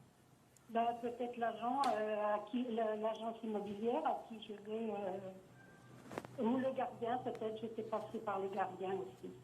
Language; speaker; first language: French; native; French